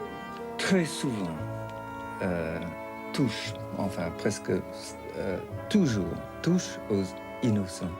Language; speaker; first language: French; non-native, fluent; English